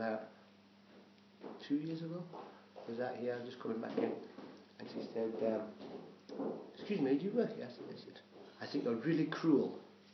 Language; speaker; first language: English; native; English